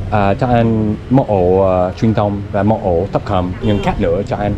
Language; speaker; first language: Vietnamese; non-native, learner; English